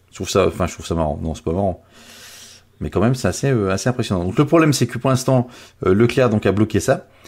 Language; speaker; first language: French; native; French